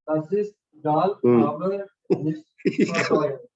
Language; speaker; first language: German; non-native, learner; Hindi